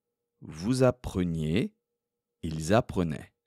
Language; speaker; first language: French; non-native, fluent; Korean